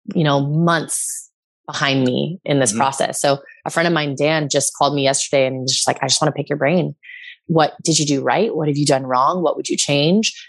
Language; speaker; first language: English; native; English